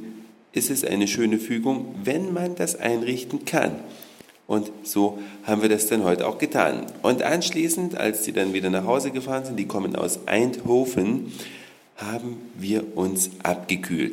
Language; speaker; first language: German; native; German